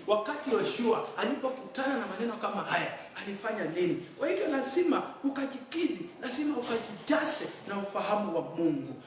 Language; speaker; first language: Swahili; native; Swahili